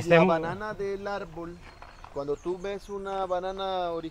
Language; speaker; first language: Spanish; native; Spanish